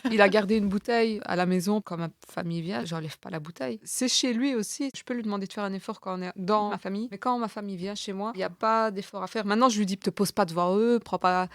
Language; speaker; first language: French; early bilingual, other home language; Turkish